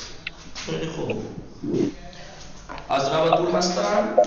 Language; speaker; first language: Persian; non-native, fluent; Urdu